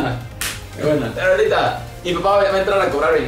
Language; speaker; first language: Spanish; native; Spanish